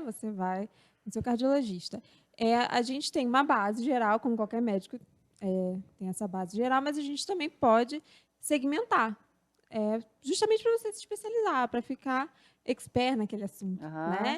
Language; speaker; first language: Portuguese; native; Portuguese